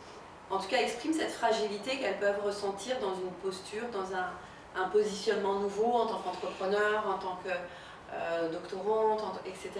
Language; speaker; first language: French; native; French